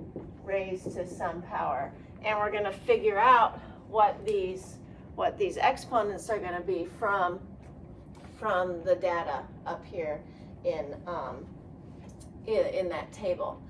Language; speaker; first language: English; native; English